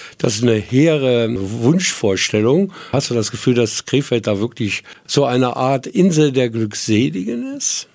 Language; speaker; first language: German; native; German